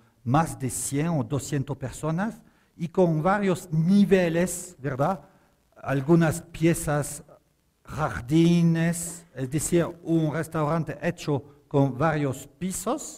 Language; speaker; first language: Spanish; non-native, fluent; French